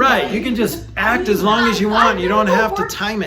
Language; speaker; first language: English; native; English